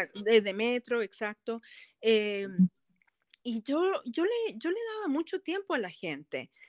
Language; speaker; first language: Spanish; early bilingual, heritage; Spanish